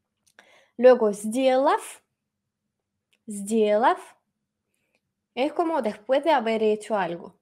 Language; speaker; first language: Spanish; non-native, fluent; Russian